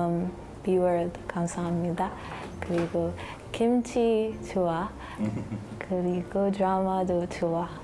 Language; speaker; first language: Korean; non-native, learner; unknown